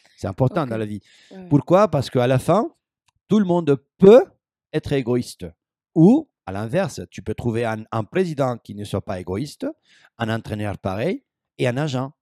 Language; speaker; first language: French; non-native, fluent; Spanish